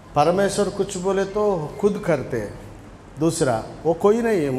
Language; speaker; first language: Hindi; non-native, local second language; Telugu